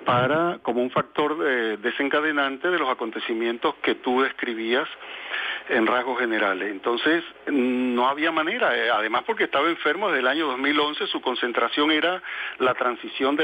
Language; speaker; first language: Spanish; native; Spanish